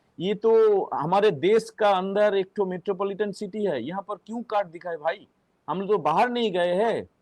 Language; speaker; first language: Hindi; non-native, local second language; Bangla